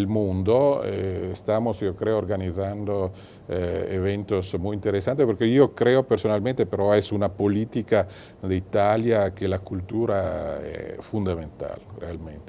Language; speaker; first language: Spanish; non-native, fluent; Italian